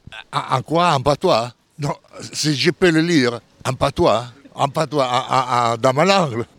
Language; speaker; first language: French; non-native, learner; Italian